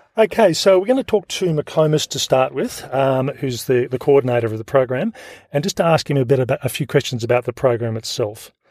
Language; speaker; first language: English; native; English